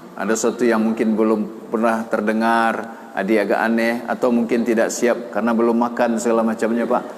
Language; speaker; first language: Malay; non-native, local second language; Minangkabau